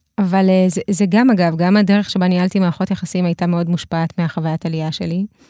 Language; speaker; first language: Hebrew; early bilingual, other home language; Russian